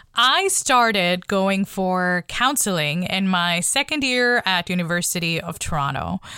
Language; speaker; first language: English; non-native, local second language; Bangla